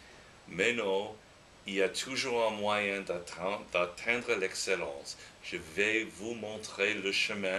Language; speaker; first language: French; non-native, fluent; English